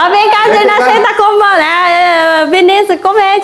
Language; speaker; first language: Portuguese; non-native, learner; Vietnamese